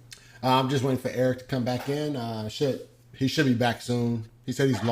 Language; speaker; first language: English; native; English